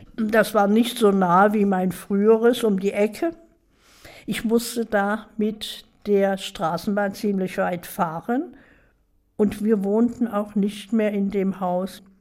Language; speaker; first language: German; native; German